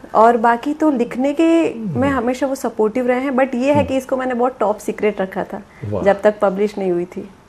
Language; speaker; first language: Hindi; native; Hindi